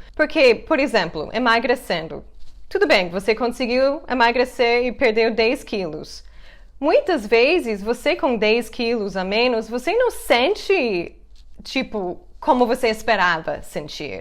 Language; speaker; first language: Portuguese; non-native, fluent; English